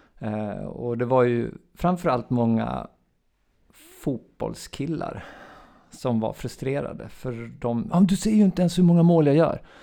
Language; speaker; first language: Swedish; native; Swedish